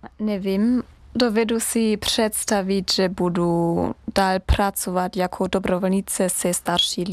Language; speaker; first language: Czech; non-native, learner; German